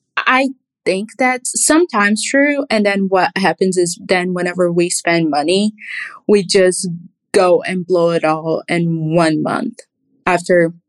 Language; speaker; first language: English; non-native, fluent; Portuguese